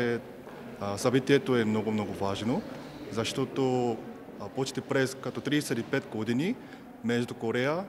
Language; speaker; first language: Bulgarian; non-native, learner; Korean